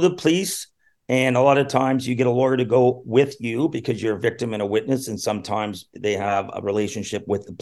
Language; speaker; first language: English; native; English